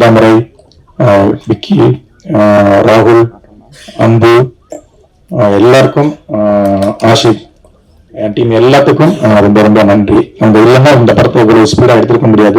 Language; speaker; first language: Tamil; native; Tamil